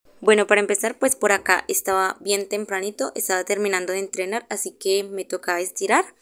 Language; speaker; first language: Spanish; native; Spanish